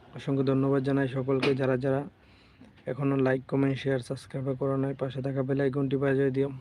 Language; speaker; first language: Bangla; native; Bangla